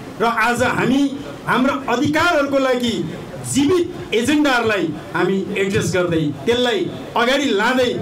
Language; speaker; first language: Nepali; non-native, local second language; Eastern Tamang